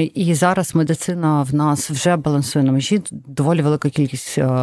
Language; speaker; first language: Ukrainian; non-native, local second language; Russian